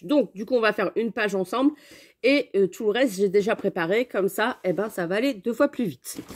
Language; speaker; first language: French; native; French